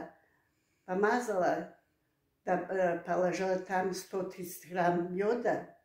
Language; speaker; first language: Russian; non-native, local second language; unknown